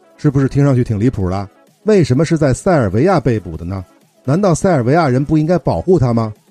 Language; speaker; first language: Chinese; native; Chinese